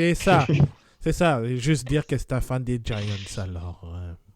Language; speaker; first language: French; native; French